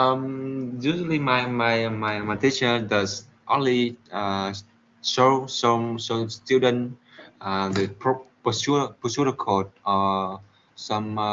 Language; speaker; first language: English; non-native, learner; Vietnamese